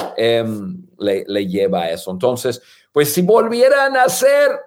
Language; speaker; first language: Spanish; non-native, fluent; English